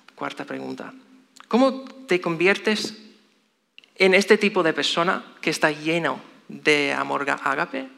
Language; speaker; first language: Spanish; non-native, fluent; English